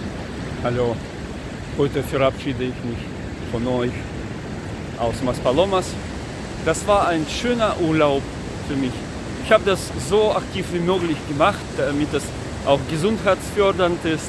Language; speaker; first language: German; non-native, fluent; Russian